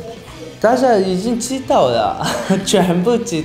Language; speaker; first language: Chinese; non-native, learner; Japanese